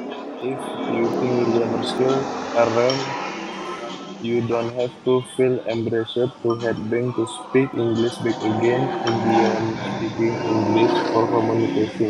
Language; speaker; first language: English; non-native, learner; Indonesian